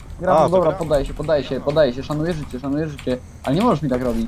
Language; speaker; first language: Polish; native; Polish